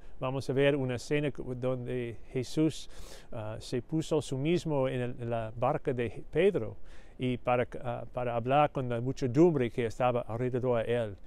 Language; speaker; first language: Spanish; non-native, learner; English